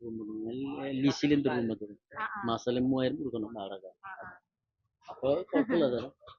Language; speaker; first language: Malayalam; non-native, local second language; Nepali